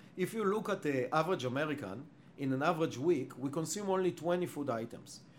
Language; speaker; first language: English; non-native, fluent; Hebrew